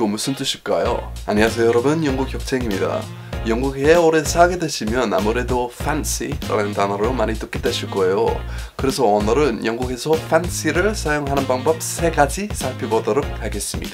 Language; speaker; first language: Korean; non-native, fluent; English